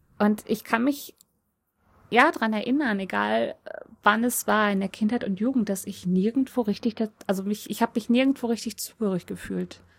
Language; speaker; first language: German; early bilingual, other home language; Polish